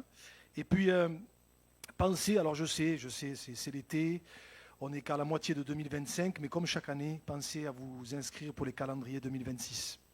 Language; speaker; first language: French; native; French